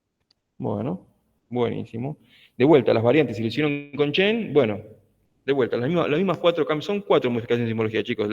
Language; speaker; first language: Spanish; native; Spanish